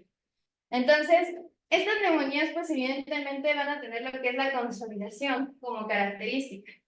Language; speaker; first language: Spanish; native; Spanish